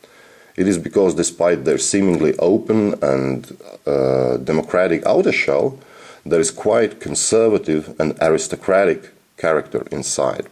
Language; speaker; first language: English; non-native, fluent; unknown